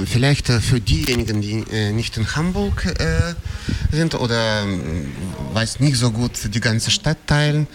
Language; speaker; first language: German; non-native, fluent; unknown